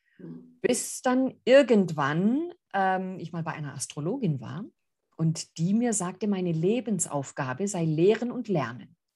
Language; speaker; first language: German; early bilingual, other home language; Greek